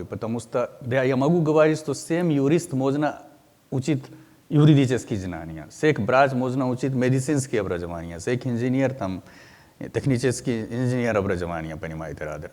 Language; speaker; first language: Russian; non-native, learner; Hindi